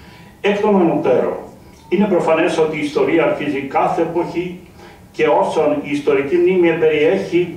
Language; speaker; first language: Greek; native; Greek